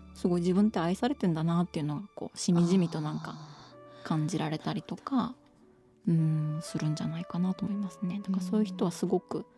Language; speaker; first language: Japanese; native; Japanese